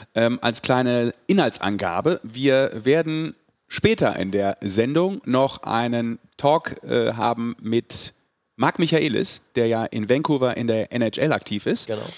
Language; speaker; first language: German; native; German